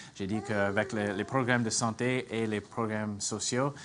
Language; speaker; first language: French; non-native, fluent; English